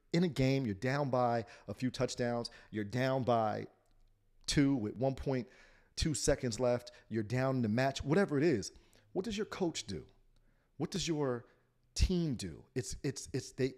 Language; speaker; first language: English; native; English